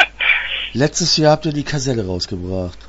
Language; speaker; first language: German; native; German